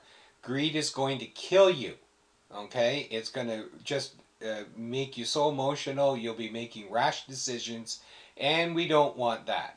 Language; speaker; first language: English; native; English